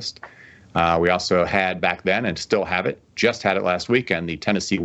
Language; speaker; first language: English; native; English